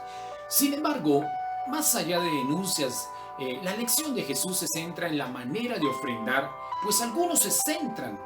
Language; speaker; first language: Spanish; native; Spanish